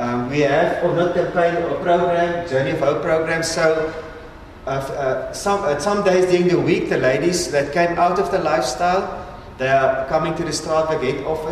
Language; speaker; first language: English; non-native, local second language; Afrikaans